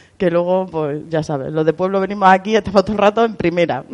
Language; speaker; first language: Spanish; native; Spanish